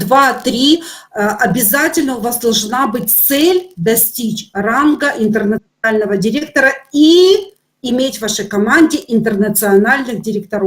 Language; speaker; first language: Russian; native; Russian